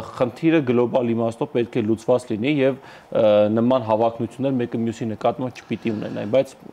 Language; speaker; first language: Armenian; native; Armenian